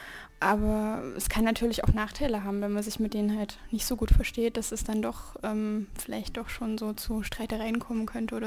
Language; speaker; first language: German; native; German